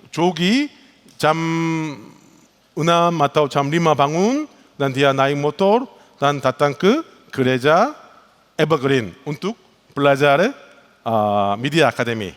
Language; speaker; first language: Indonesian; non-native, learner; Korean